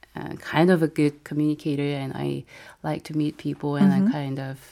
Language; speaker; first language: English; non-native, fluent; Korean